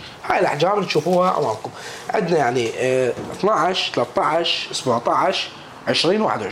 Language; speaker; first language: Arabic; native; Arabic